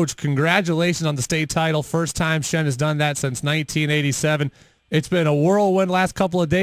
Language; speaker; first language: English; native; English